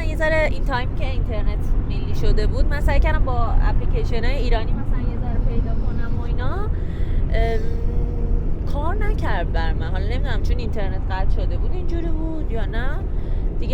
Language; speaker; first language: Persian; native; Persian